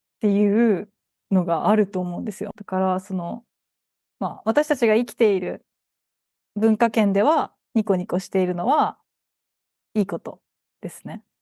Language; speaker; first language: Japanese; native; Japanese